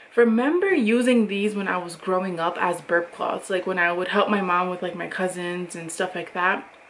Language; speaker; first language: English; native; English